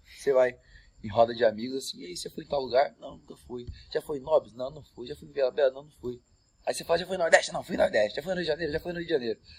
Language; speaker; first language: Portuguese; native; Portuguese